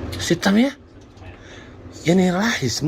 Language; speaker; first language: Arabic; non-native, learner; Indonesian